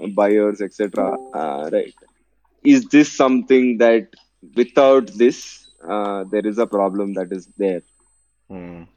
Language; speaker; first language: English; non-native, local second language; Telugu